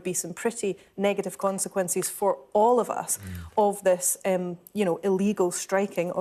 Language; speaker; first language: English; native; English